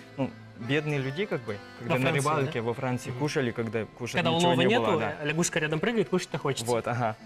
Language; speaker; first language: Russian; non-native, fluent; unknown